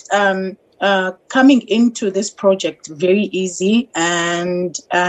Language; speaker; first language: English; non-native, local second language; Xhosa